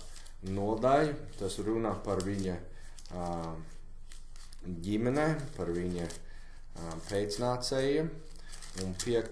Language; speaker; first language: Latvian; non-native, learner; English